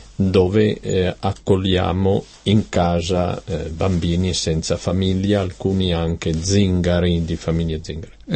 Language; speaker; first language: Italian; native; Italian